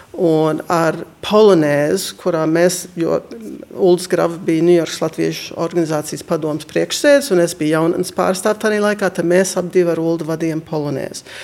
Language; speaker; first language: Latvian; early bilingual, heritage; Latvian